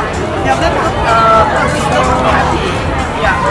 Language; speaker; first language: English; non-native, learner; Chinese